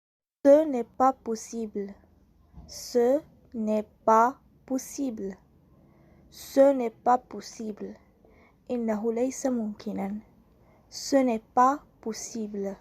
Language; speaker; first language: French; non-native, local second language; Arabic